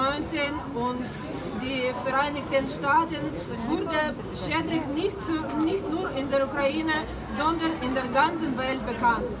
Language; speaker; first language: German; non-native, learner; Ukrainian